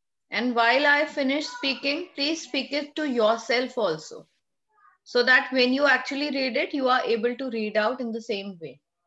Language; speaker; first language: English; non-native, local second language; Hindi